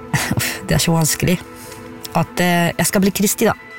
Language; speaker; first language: Norwegian; non-native, fluent; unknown